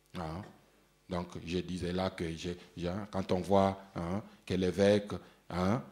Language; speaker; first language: French; non-native, local second language; Luba-Lulua